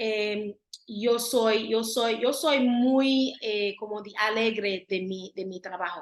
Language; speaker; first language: Spanish; non-native, learner; Haitian Creole